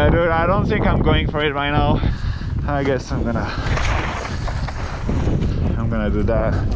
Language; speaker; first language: English; non-native, fluent; French